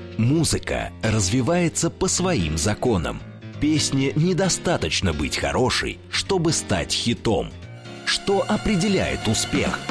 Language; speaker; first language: Russian; native; Russian